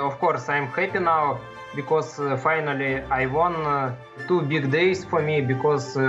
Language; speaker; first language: English; non-native, learner; Russian